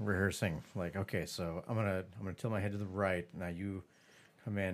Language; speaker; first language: English; native; English